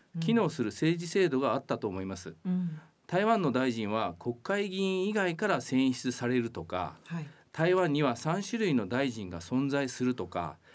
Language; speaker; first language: Japanese; native; Japanese